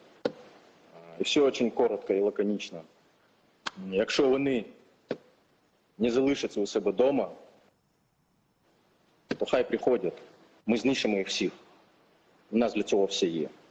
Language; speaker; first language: Ukrainian; non-native, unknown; Chechen